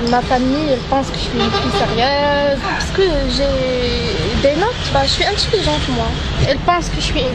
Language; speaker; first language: French; non-native, local second language; Arabic